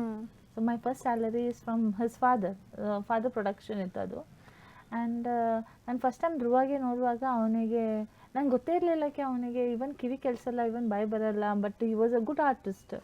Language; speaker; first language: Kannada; non-native, learner; Hindi